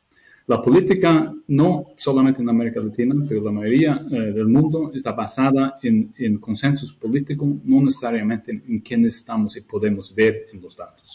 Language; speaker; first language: Spanish; non-native, fluent; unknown